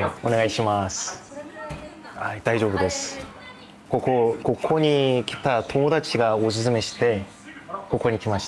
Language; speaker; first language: Japanese; non-native, learner; Korean